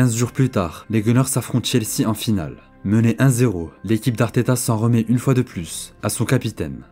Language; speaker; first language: French; native; French